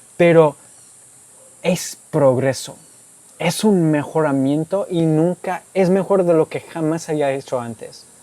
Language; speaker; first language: Spanish; non-native, fluent; English